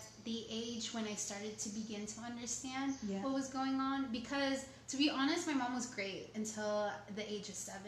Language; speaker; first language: English; early bilingual, other home language; Spanish